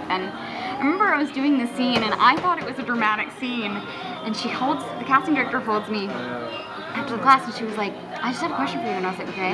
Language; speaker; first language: English; native; English